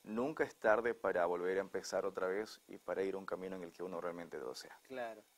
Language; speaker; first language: Spanish; native; Spanish